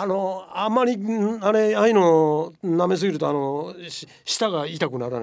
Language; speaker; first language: Japanese; native; Japanese